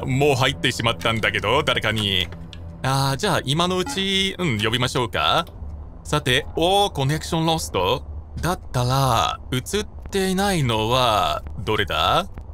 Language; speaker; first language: Japanese; non-native, fluent; English